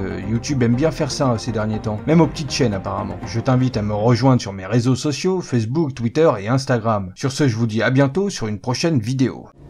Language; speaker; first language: French; native; French